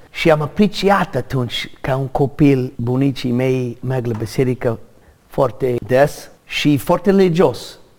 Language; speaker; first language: Romanian; non-native, learner; English